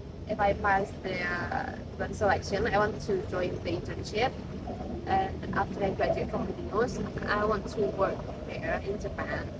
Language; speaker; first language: English; non-native, learner; Indonesian